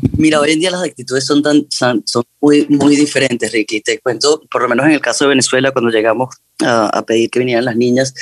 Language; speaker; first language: Spanish; native; Spanish